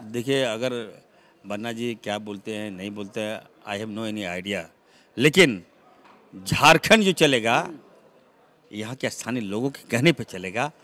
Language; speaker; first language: Hindi; native; Hindi